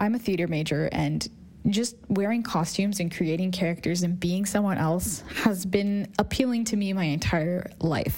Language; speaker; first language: English; native; English